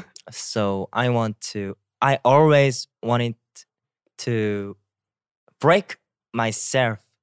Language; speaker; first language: English; non-native, learner; Korean